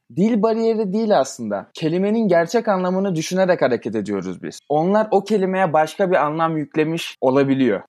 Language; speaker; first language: Turkish; native; Turkish